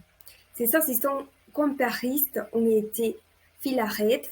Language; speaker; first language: French; non-native, learner; Spanish